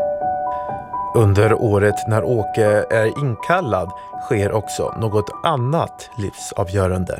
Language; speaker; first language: Swedish; native; Swedish